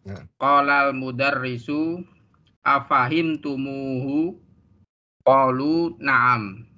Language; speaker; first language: Arabic; non-native, learner; Indonesian